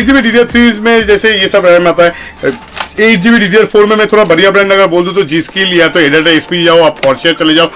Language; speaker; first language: Hindi; non-native, local second language; Bangla